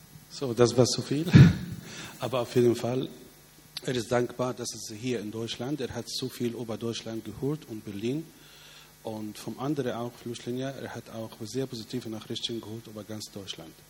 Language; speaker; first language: German; non-native, fluent; Arabic